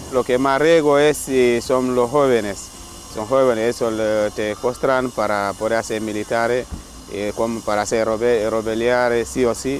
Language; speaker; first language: Spanish; non-native, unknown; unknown